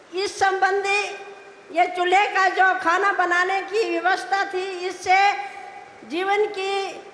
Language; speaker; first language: Hindi; native; Hindi